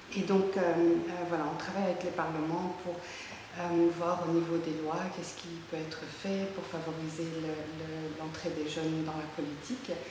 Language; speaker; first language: French; non-native, local second language; Arabic